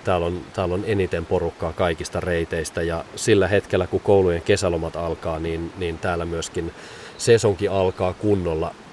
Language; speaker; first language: Finnish; native; Finnish